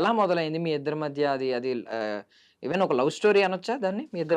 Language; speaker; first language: Telugu; native; Telugu